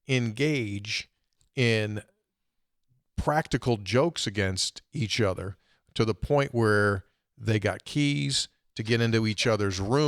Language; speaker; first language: English; native; English